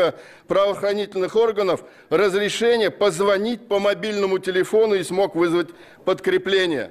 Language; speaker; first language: Russian; native; Russian